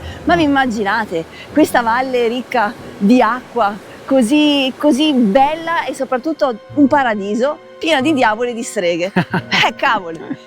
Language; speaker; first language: Italian; native; Italian